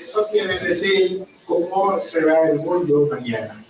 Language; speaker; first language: Spanish; non-native, learner; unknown